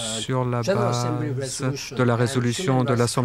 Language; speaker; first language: French; non-native, learner; Korean